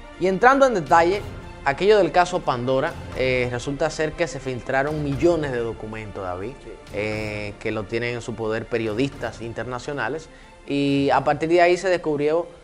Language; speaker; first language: Spanish; native; Spanish